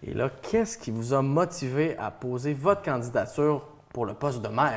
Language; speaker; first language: French; native; French